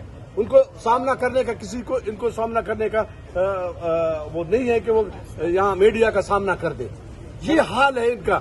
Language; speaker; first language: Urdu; non-native, local second language; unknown